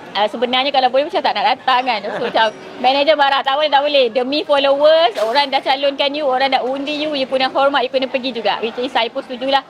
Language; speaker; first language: Malay; non-native, local second language; Tamil